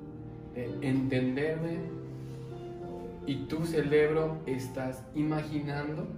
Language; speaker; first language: Spanish; non-native, learner; Japanese